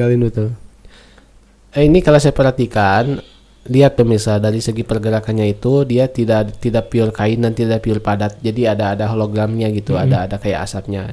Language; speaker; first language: Indonesian; native; Indonesian